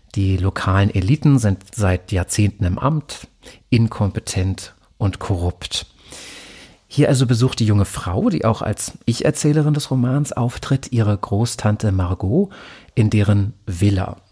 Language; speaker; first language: German; native; German